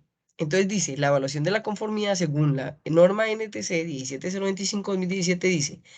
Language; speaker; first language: Spanish; native; Spanish